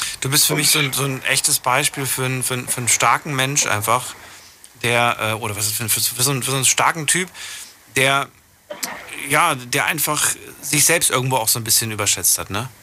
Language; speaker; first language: German; native; German